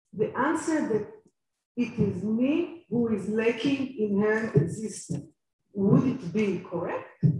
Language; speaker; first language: English; non-native, fluent; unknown